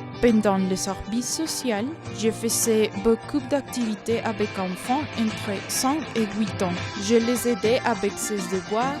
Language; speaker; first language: French; non-native, learner; Spanish